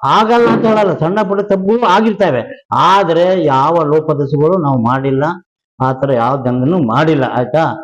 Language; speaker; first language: Kannada; native; Kannada